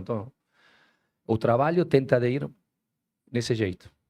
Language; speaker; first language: Portuguese; non-native, fluent; Spanish